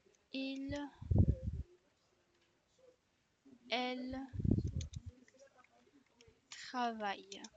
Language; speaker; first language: French; non-native, fluent; Spanish